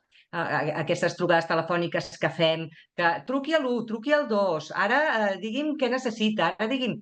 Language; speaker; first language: Catalan; native; Catalan